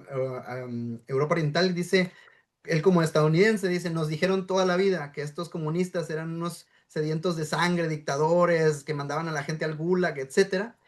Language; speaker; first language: Spanish; native; Spanish